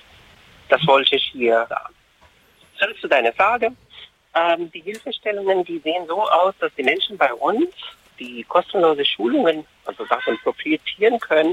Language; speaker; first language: German; non-native, fluent; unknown